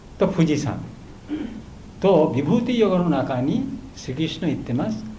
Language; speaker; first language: Japanese; non-native, learner; Bangla